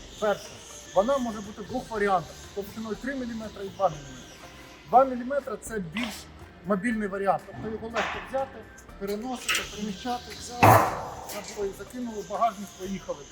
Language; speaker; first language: Ukrainian; native; Ukrainian